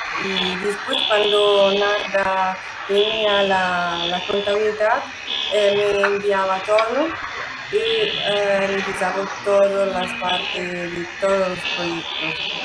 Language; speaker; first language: Spanish; non-native, learner; Italian